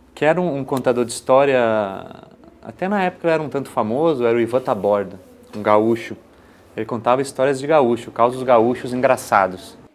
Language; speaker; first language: Portuguese; native; Portuguese